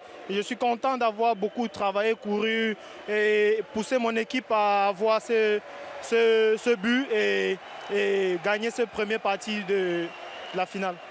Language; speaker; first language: French; non-native, fluent; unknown